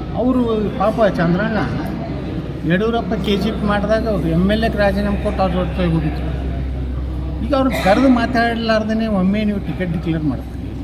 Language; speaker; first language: Kannada; native; Kannada